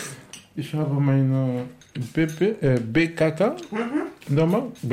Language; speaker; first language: German; non-native, learner; Fula